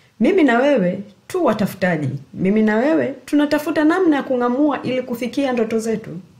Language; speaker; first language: Swahili; native; Swahili